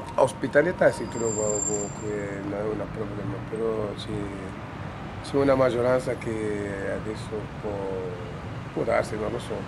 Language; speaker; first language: Italian; non-native, learner; Dutch